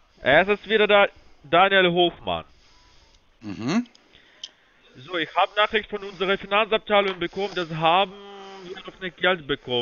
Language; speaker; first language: German; non-native, fluent; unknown